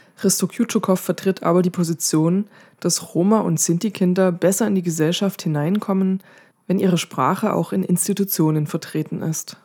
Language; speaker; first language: German; native; German